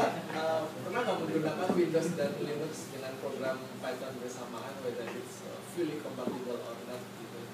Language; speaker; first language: Indonesian; native; Indonesian